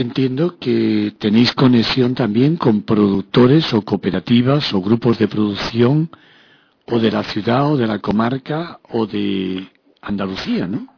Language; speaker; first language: Spanish; native; Spanish